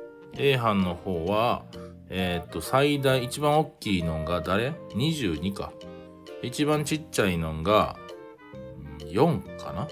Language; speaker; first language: Japanese; native; Japanese